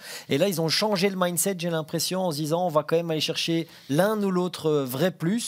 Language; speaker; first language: French; native; French